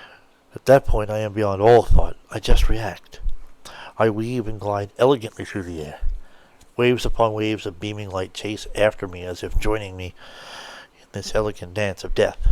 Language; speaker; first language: English; native; English